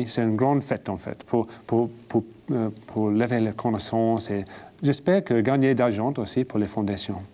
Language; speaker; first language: French; non-native, learner; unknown